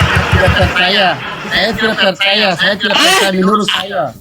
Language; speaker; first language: Indonesian; non-native, fluent; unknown